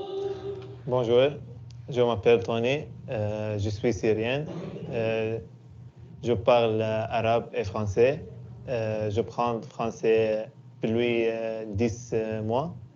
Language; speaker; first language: French; non-native, learner; Arabic